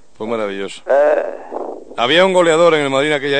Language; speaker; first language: Spanish; native; Spanish